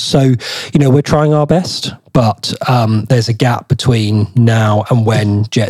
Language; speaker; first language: English; native; English